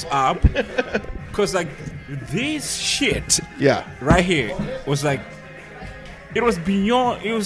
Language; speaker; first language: English; non-native, local second language; Shona